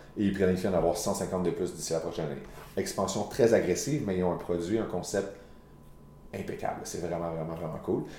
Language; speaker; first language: French; native; French